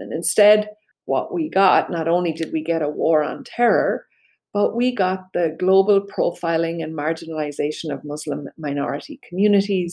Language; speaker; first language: English; native; English